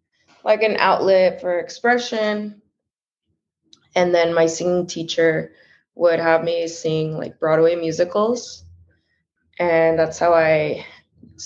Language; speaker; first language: English; early bilingual, other home language; Spanish